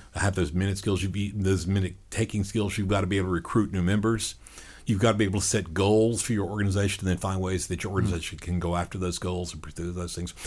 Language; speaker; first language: English; native; English